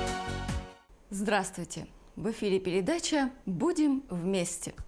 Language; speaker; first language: Russian; native; Russian